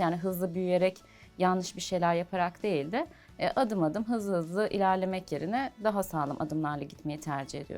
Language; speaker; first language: Turkish; native; Turkish